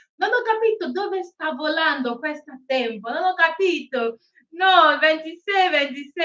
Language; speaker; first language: Italian; non-native, learner; Igbo